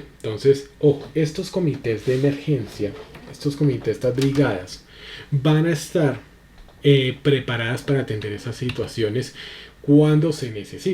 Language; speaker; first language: Spanish; native; Spanish